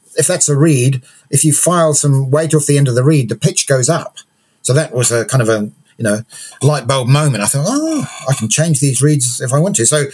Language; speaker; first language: English; native; English